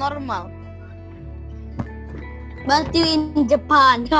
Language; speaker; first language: English; non-native, learner; Indonesian